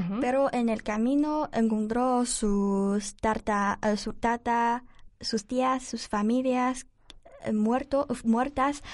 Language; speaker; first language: Spanish; non-native, learner; Chinese